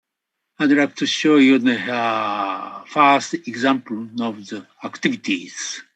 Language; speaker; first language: English; non-native, fluent; Japanese